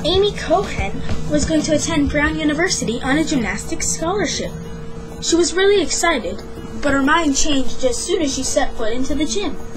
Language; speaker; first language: English; native; English